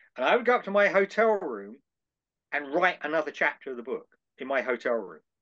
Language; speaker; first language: English; native; English